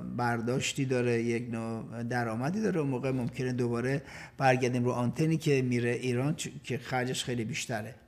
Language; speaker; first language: Persian; native; Persian